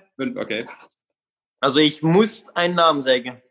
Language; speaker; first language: German; non-native, fluent; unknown